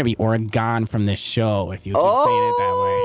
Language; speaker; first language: English; native; English